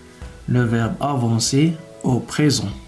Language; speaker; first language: French; non-native, local second language; Arabic